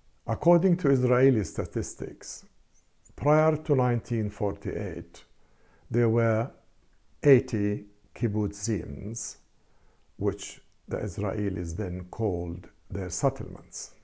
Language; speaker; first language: English; non-native, fluent; Arabic